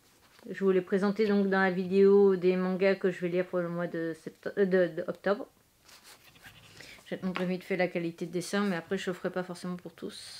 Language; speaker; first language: French; native; French